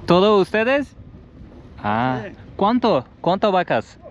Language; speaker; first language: Spanish; non-native, learner; Turkish